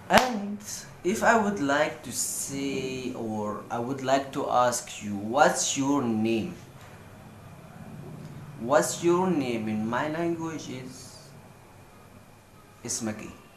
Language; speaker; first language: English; non-native, fluent; Arabic